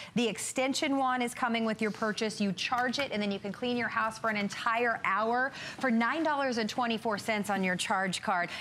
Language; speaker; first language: English; native; English